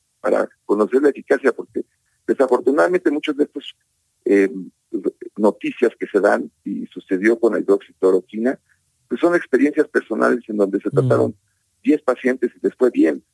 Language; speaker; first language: Spanish; native; Spanish